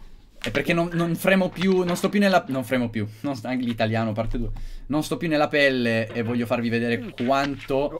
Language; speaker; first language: Italian; native; Italian